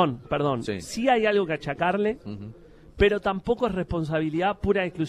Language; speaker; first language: Spanish; native; Spanish